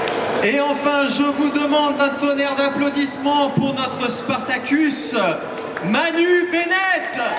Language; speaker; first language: French; native; French